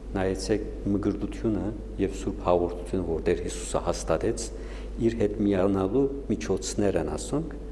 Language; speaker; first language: Armenian; native; Armenian